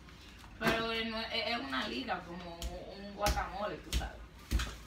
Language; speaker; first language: Spanish; native; Spanish